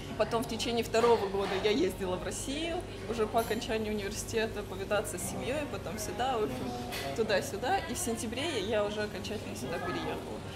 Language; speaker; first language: Russian; native; Russian